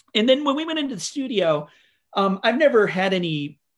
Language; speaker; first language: English; native; English